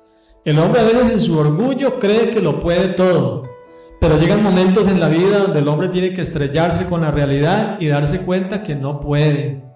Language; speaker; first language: Spanish; native; Spanish